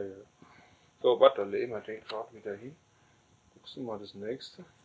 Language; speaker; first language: German; native; German